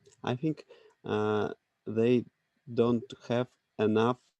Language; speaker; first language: English; non-native, learner; Russian